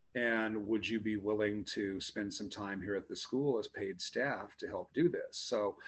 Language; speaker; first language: English; native; English